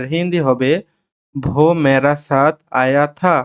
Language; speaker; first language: Hindi; non-native, learner; Bangla